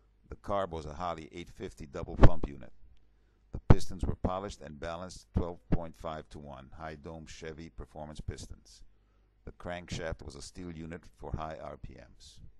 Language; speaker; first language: English; early bilingual, other home language; Italian